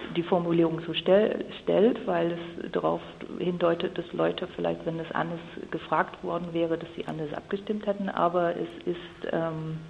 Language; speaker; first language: German; non-native, fluent; English